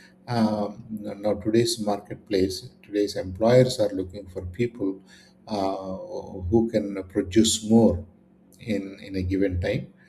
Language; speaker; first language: English; non-native, local second language; Telugu